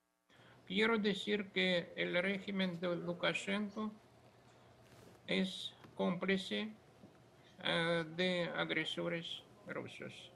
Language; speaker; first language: Spanish; non-native, fluent; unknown